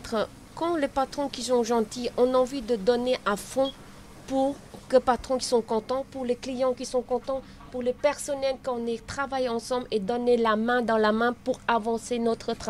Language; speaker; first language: French; non-native, learner; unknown